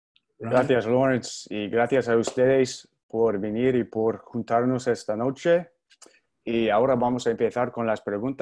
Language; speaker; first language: Spanish; non-native, fluent; English